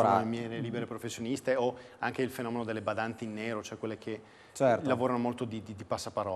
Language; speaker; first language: Italian; native; Italian